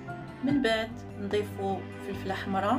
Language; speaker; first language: Arabic; native; Arabic